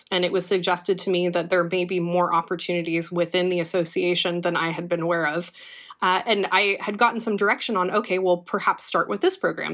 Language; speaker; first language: English; native; English